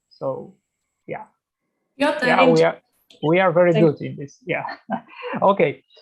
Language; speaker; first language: English; non-native, fluent; Polish